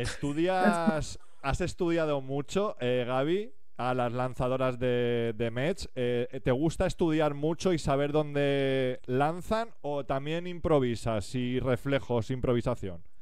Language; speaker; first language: Spanish; native; Spanish